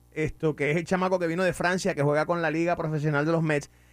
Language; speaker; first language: Spanish; native; Spanish